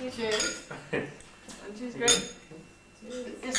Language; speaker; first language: English; native; English